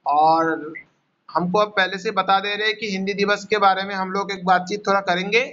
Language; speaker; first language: Hindi; non-native, local second language; Bangla